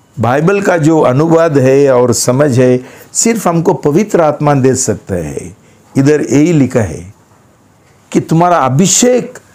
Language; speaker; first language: Hindi; non-native, local second language; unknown